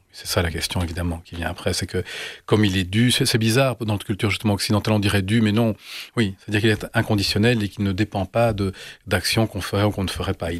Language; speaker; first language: French; native; French